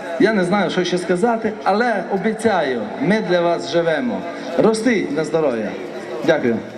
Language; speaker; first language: Ukrainian; native; Ukrainian